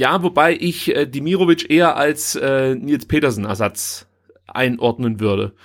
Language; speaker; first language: German; native; German